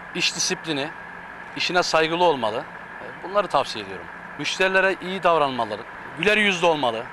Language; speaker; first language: Turkish; native; Turkish